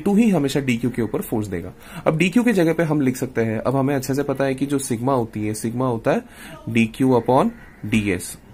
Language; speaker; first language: Hindi; non-native, local second language; Malayalam